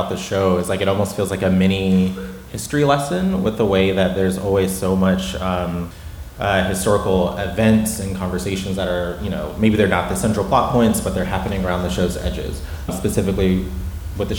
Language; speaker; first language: English; native; English